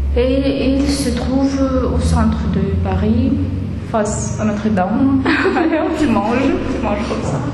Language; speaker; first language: French; non-native, fluent; Russian